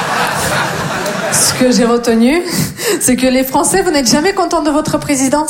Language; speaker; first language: French; non-native, fluent; Russian